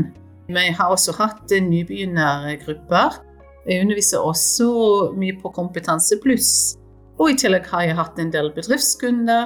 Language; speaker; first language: Norwegian; non-native, fluent; English